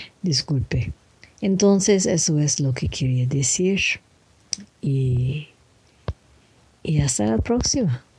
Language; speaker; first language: Spanish; non-native, learner; English